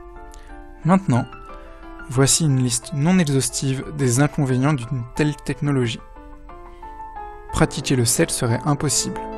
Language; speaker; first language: French; native; French